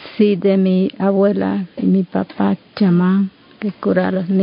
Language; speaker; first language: Spanish; non-native, local second language; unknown